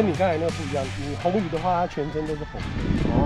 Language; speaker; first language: Chinese; native; Chinese